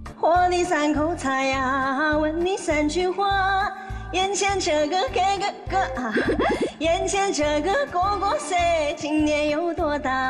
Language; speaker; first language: Chinese; native; Chinese